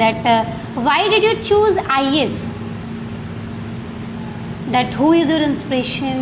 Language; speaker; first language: English; non-native, learner; Hindi